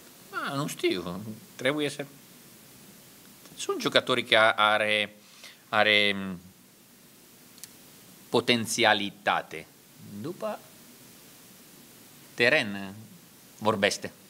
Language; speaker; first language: Romanian; non-native, learner; Italian